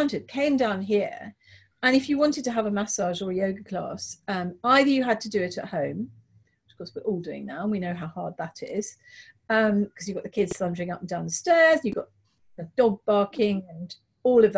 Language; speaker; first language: English; native; English